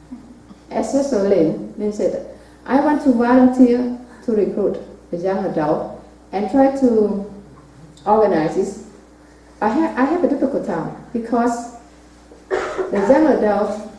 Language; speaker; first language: English; non-native, learner; Vietnamese